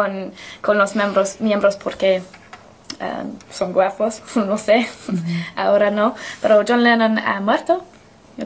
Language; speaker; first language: Spanish; non-native, learner; English